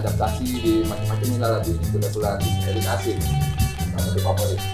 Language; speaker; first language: Indonesian; native; Indonesian